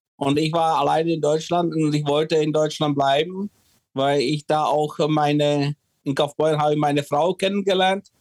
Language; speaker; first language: German; early bilingual, other home language; Czech